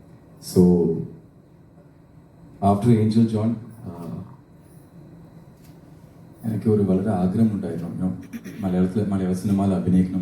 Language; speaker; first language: Malayalam; non-native, learner; Tamil